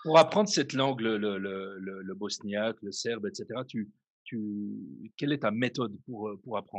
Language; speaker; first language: French; native; French